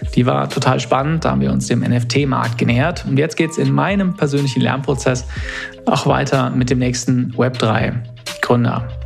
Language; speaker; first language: German; native; German